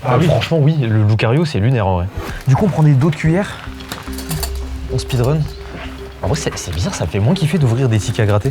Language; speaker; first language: French; native; French